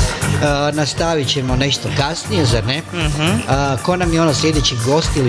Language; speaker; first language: Croatian; native; Croatian